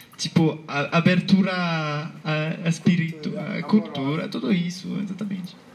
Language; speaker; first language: Portuguese; non-native, learner; French